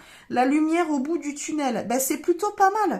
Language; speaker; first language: French; native; French